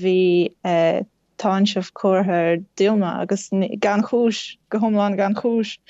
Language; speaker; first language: Irish; non-native, fluent; Portuguese